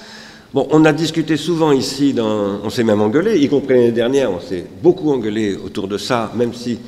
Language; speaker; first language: French; native; French